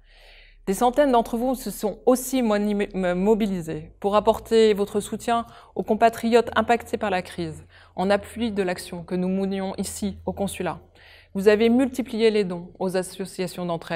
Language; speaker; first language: French; native; French